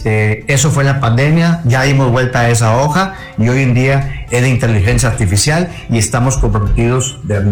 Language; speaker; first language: Spanish; native; Spanish